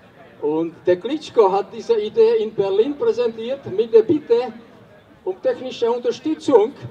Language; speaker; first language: German; non-native, fluent; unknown